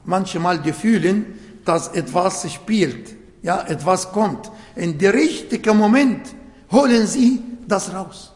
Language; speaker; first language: German; non-native, learner; Arabic